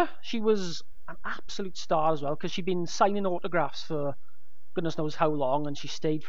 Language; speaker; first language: English; native; English